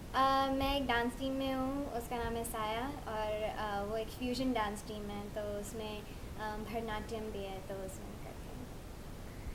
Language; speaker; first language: Hindi; early bilingual, heritage; Hindi